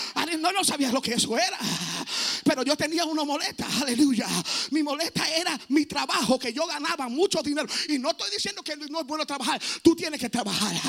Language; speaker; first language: Spanish; early bilingual, heritage; Spanish